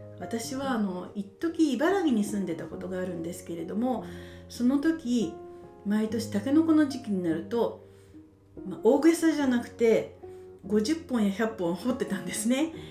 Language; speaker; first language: Japanese; native; Japanese